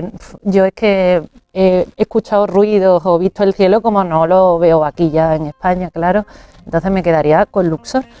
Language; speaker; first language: Spanish; native; Spanish